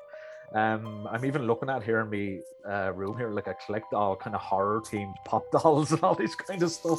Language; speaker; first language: English; native; English